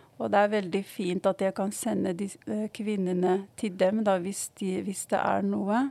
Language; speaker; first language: Norwegian; non-native, fluent; Arabic